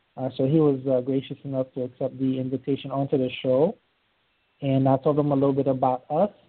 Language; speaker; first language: English; early bilingual, other home language; Haitian Creole